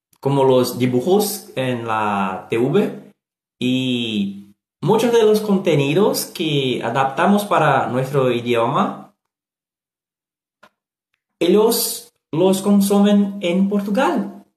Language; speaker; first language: Spanish; non-native, learner; Portuguese